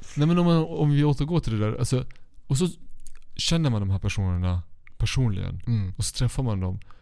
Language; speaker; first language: Swedish; early bilingual, other home language; Kurdish